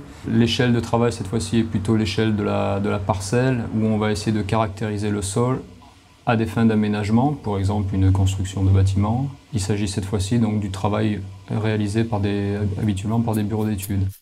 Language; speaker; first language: French; native; French